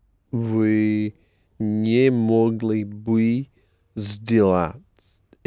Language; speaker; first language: Russian; non-native, learner; English